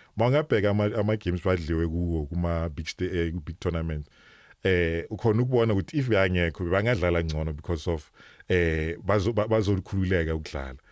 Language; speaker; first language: Zulu; non-native, local second language; Northern Sotho